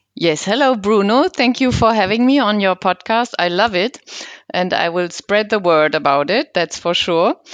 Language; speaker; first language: English; non-native, fluent; German